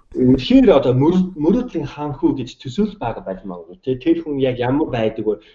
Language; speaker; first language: Mongolian; non-native, fluent; English